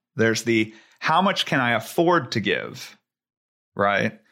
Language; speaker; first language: English; native; English